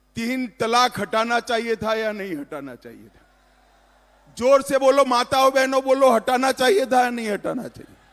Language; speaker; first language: Hindi; non-native, local second language; Gujarati